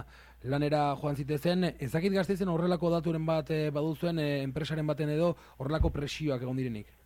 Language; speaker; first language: Basque; native; Basque